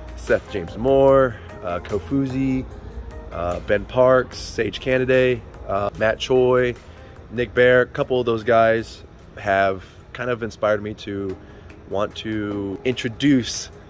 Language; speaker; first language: English; native; English